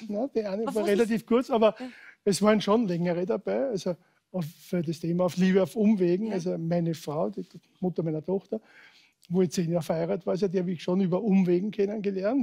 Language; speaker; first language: German; native; German